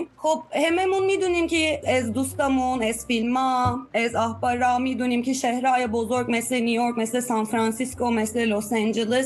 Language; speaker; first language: Persian; non-native, fluent; Turkish